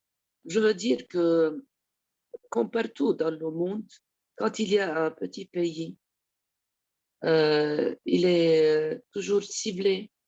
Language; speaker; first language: French; non-native, local second language; Arabic